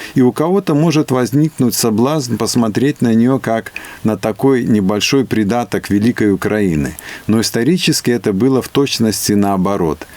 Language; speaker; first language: Russian; non-native, local second language; Belarusian